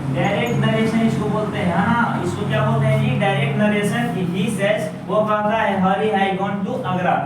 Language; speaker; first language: Hindi; native; Hindi